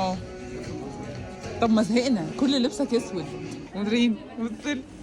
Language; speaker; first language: Arabic; native; Arabic